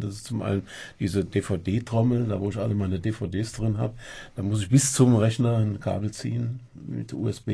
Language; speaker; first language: German; native; German